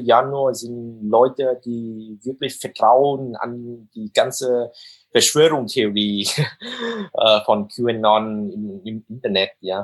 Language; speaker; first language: German; non-native, fluent; Vietnamese